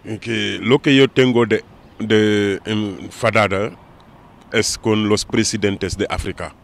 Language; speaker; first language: Spanish; non-native, learner; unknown